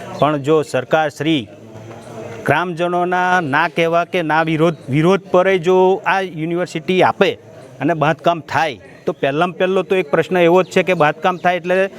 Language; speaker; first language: Gujarati; native; Gujarati